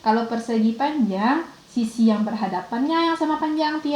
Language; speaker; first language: Indonesian; native; Indonesian